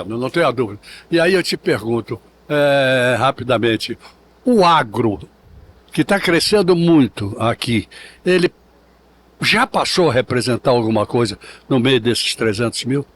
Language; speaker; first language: Portuguese; native; Portuguese